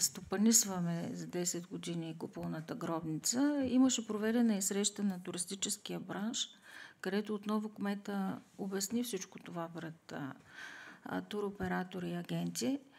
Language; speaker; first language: Bulgarian; native; Bulgarian